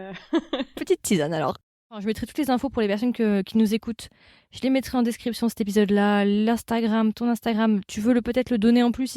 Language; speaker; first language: French; native; French